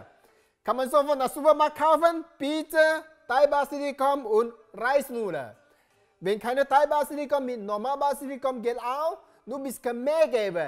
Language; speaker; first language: German; non-native, learner; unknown